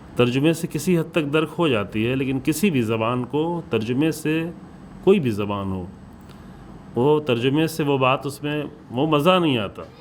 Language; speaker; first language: Urdu; native; Urdu